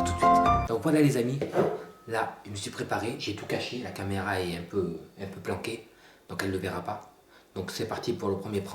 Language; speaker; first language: French; native; French